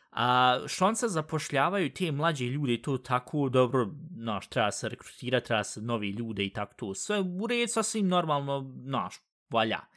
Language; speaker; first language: Bosnian; early bilingual, heritage; Bosnian